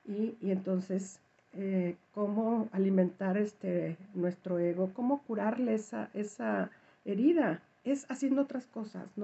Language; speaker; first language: Spanish; native; Spanish